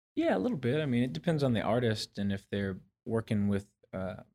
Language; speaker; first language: English; native; English